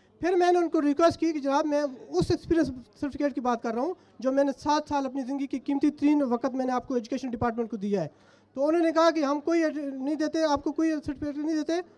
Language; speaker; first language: Urdu; non-native, local second language; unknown